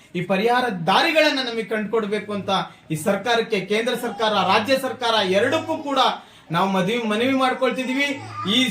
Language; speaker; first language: Kannada; non-native, local second language; Lambadi